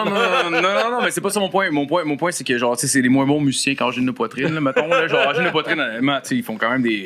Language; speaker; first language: French; native; French